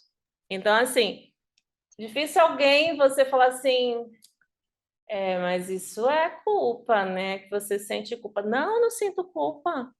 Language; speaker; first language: Portuguese; native; Portuguese